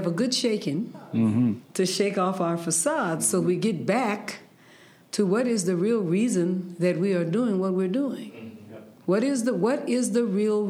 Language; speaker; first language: English; native; English